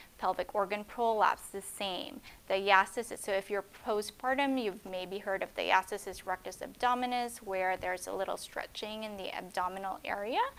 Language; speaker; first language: English; native; English